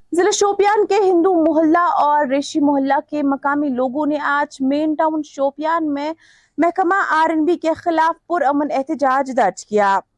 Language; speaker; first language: Urdu; non-native, local second language; Kashmiri